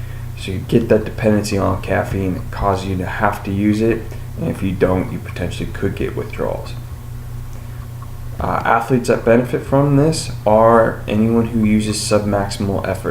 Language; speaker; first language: English; native; English